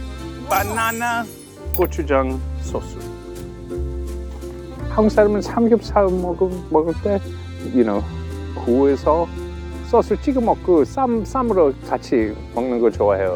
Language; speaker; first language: Korean; early bilingual, heritage; English